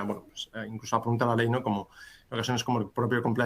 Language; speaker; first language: Spanish; native; Spanish